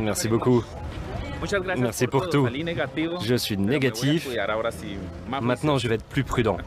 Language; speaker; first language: French; non-native, fluent; Spanish